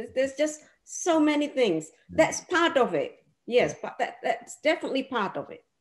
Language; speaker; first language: English; non-native, fluent; Indonesian